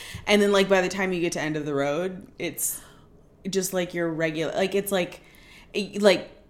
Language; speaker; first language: English; native; English